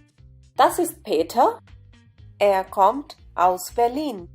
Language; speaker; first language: German; non-native, fluent; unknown